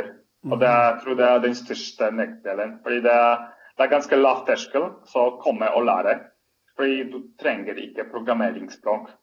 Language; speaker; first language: Norwegian; non-native, fluent; Polish